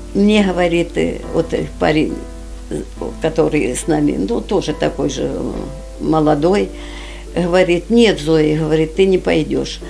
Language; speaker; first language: Russian; native; Russian